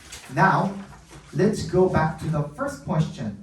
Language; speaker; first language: English; non-native, fluent; Korean